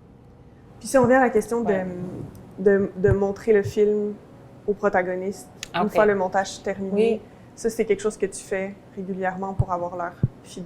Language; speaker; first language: French; native; French